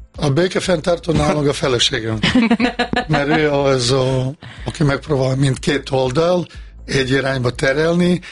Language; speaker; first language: Hungarian; non-native, fluent; Bosnian